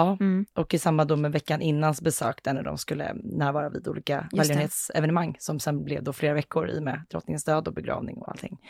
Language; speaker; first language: Swedish; native; Swedish